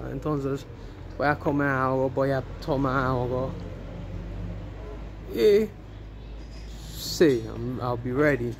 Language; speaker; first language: Spanish; non-native, learner; English